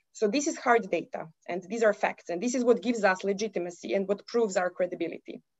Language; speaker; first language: English; non-native, fluent; Serbian